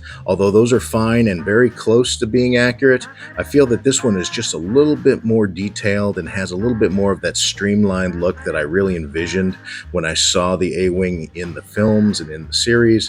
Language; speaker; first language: English; native; English